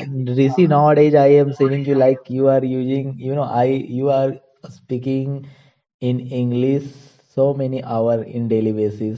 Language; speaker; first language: English; non-native, learner; Hindi